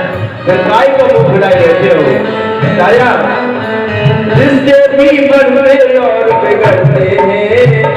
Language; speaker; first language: Hindi; native; Hindi